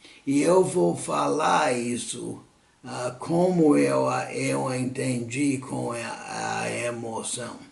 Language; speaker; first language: Portuguese; non-native, fluent; English